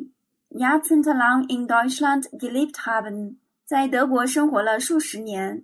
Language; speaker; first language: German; non-native, fluent; Chinese